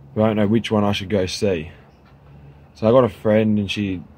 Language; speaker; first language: English; native; English